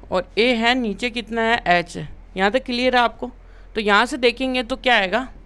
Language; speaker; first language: Hindi; native; Hindi